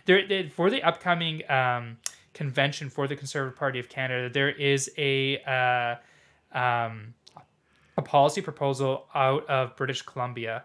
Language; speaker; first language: English; native; English